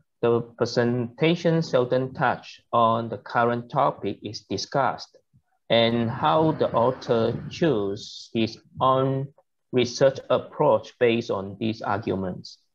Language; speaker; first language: English; non-native, learner; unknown